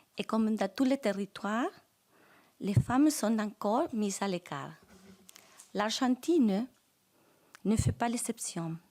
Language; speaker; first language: French; non-native, fluent; Spanish